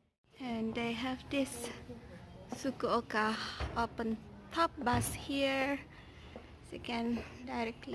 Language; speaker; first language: English; non-native, fluent; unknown